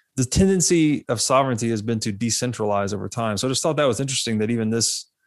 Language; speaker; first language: English; native; English